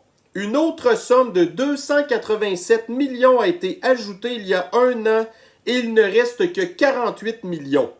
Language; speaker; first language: French; native; French